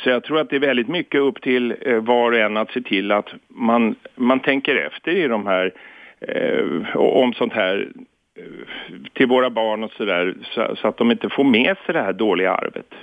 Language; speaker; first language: Swedish; native; Swedish